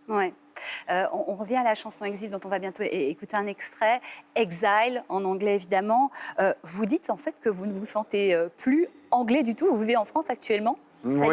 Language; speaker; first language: French; native; French